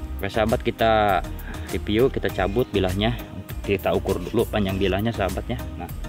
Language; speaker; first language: Indonesian; non-native, local second language; Sundanese